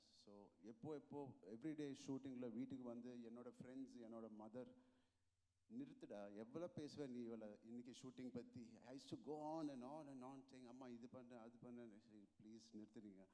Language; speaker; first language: Tamil; non-native, local second language; Telugu